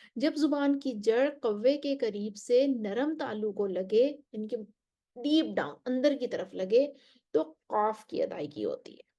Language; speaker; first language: Urdu; native; Urdu